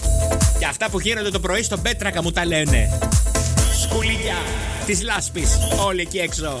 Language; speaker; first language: Greek; native; Greek